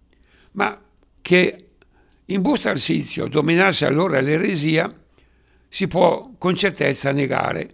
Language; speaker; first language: Italian; native; Italian